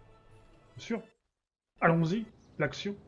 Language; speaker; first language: French; native; French